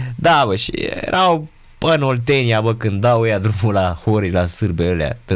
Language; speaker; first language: Romanian; native; Romanian